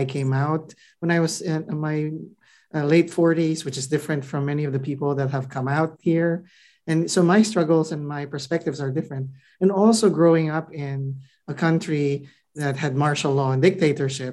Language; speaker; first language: English; non-native, local second language; Filipino